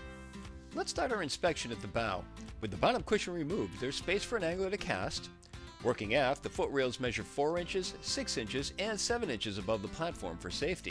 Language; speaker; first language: English; native; English